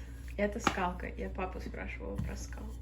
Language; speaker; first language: Russian; early bilingual, heritage; Russian